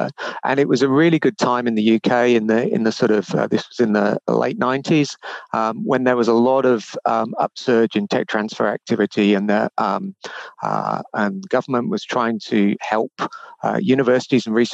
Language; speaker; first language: English; native; English